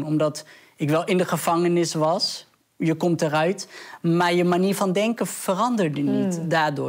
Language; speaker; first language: Dutch; early bilingual, other home language; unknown